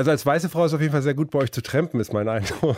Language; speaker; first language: German; native; German